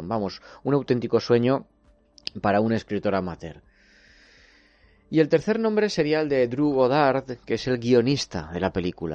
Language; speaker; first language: Spanish; native; Spanish